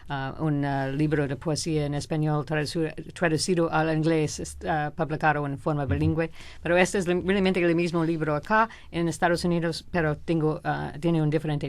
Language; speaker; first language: Spanish; non-native, fluent; English